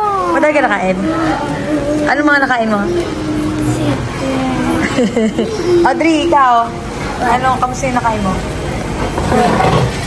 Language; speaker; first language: Filipino; native; Filipino